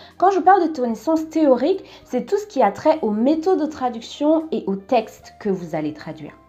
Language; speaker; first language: French; native; French